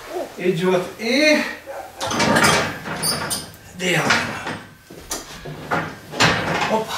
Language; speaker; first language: Russian; native; Russian